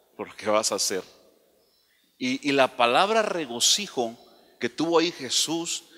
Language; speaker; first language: Spanish; native; Spanish